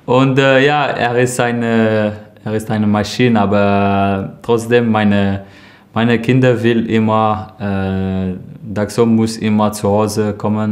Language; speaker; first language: German; non-native, learner; French